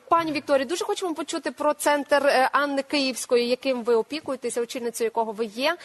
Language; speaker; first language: Ukrainian; native; Ukrainian